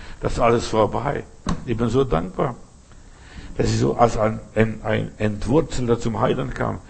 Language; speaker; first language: German; early bilingual, other home language; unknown